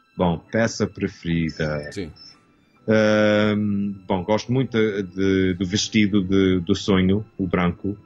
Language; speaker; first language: Portuguese; early bilingual, heritage; English